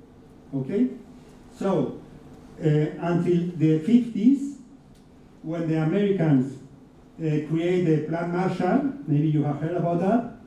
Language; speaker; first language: English; non-native, fluent; Spanish